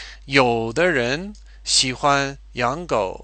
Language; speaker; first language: Chinese; non-native, fluent; English